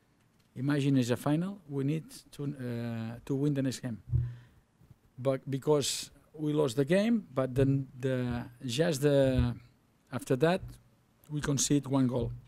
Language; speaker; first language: English; non-native, learner; Catalan